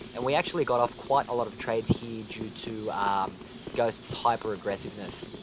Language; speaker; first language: English; native; English